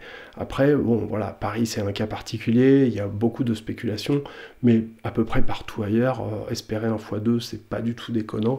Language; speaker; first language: French; native; French